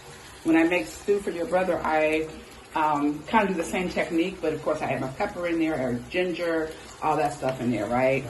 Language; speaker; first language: English; native; English